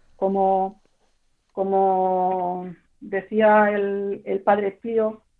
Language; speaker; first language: Spanish; early bilingual, heritage; French